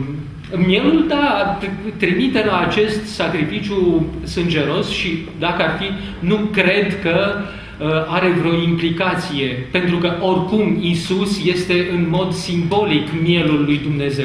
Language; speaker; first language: Romanian; native; Romanian